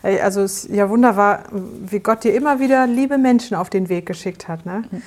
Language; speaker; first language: German; native; German